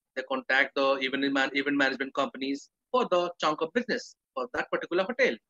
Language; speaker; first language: English; non-native, local second language; Odia